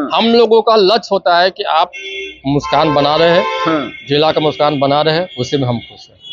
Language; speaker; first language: Hindi; native; Hindi